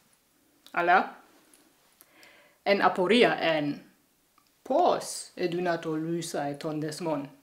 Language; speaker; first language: Greek; non-native, fluent; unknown